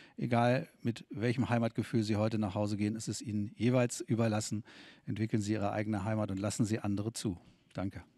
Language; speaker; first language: German; native; German